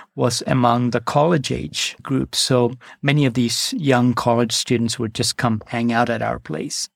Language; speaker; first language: English; non-native, local second language; Malayalam